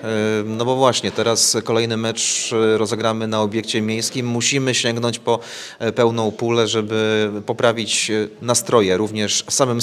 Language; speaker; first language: Polish; native; Polish